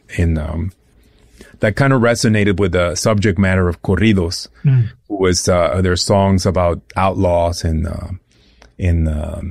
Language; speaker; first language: English; non-native, fluent; Spanish